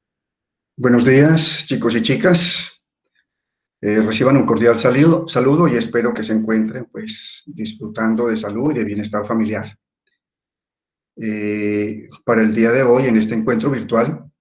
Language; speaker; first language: Spanish; native; Spanish